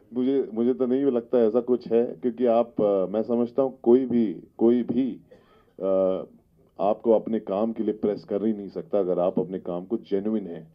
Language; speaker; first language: Hindi; native; Hindi